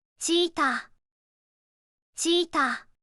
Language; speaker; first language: Japanese; native; Japanese